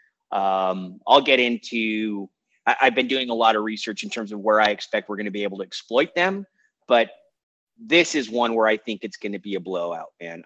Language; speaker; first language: English; native; English